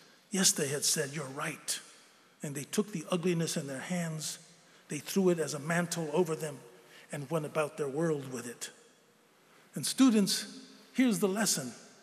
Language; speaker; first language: English; native; English